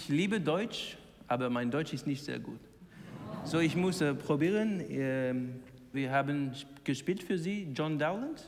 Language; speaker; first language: German; non-native, learner; English